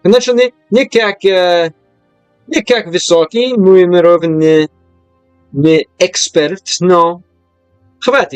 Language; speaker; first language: Russian; non-native, learner; English